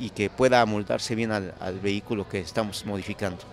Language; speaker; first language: Spanish; native; Spanish